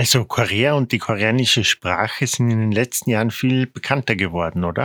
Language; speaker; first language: German; non-native, fluent; Korean